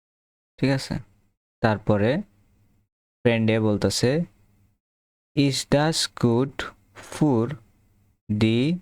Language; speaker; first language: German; non-native, fluent; Bangla